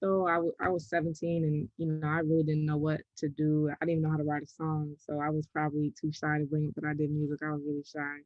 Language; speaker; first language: English; native; English